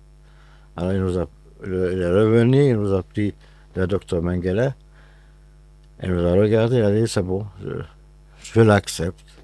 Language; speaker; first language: French; non-native, fluent; Hungarian